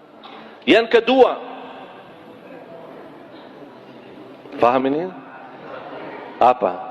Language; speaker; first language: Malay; non-native, fluent; Arabic